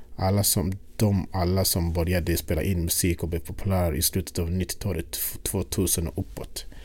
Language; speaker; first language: Swedish; non-native, fluent; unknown